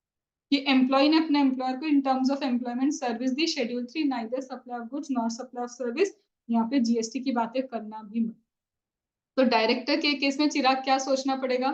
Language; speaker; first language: Hindi; native; Hindi